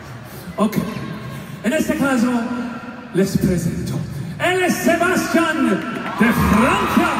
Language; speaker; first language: Spanish; non-native, fluent; English